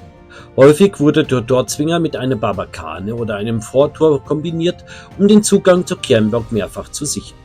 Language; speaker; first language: German; native; German